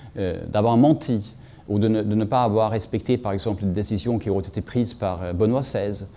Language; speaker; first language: French; non-native, fluent; Swedish